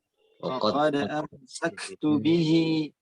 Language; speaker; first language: Arabic; non-native, learner; Indonesian